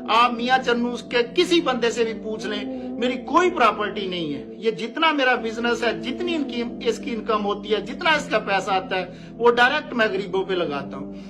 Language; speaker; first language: Urdu; non-native, local second language; Punjabi